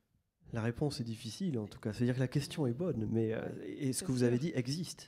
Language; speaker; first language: French; native; French